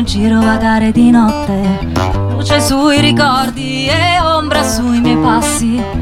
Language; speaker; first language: Italian; native; Italian